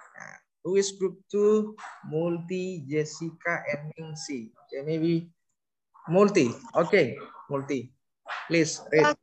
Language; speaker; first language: English; non-native, learner; Indonesian